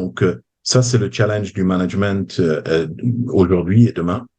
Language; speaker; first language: French; native; French